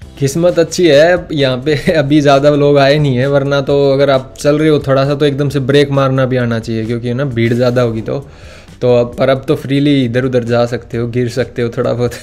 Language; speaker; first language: Hindi; native; Hindi